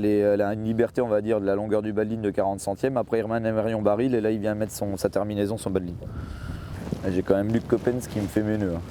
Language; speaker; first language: French; native; French